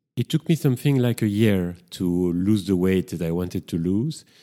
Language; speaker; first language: English; non-native, fluent; French